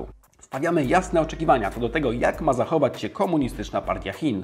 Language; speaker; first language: Polish; native; Polish